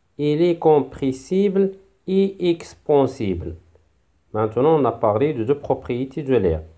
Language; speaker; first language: French; non-native, local second language; Arabic